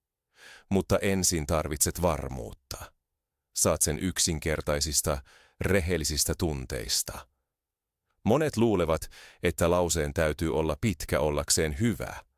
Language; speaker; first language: Finnish; non-native, fluent; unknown